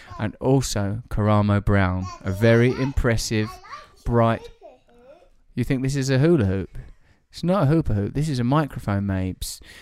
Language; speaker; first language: English; native; English